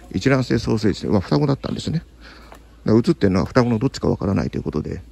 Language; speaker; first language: Japanese; native; Japanese